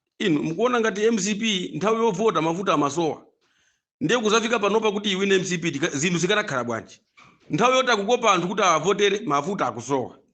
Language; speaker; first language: Nyanja; non-native, local second language; Tumbuka